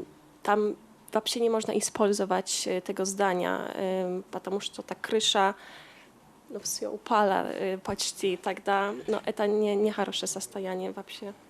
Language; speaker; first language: Russian; non-native, learner; Polish